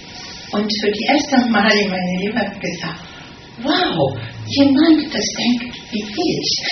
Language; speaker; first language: German; non-native, fluent; Italian